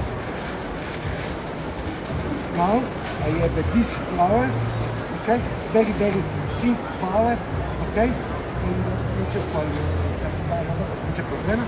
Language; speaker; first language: English; non-native, learner; Italian